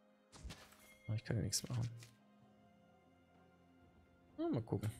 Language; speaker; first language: German; native; German